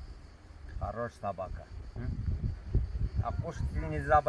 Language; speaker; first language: Russian; non-native, learner; Turkmen